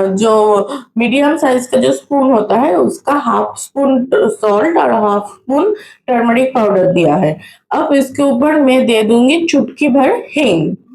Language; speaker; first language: Hindi; non-native, local second language; Bangla